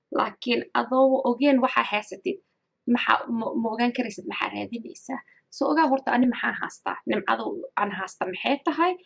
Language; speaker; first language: Somali; early bilingual, heritage; Somali